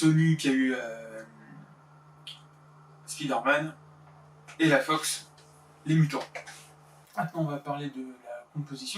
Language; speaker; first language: French; native; French